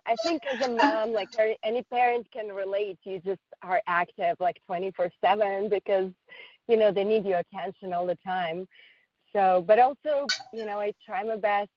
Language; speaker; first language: English; non-native, fluent; Russian